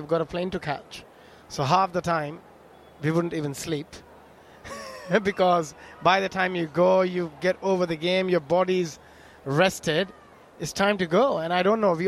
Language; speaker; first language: English; non-native, local second language; Bangla